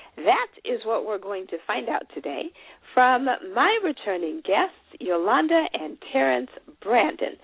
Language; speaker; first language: English; non-native, local second language; Shona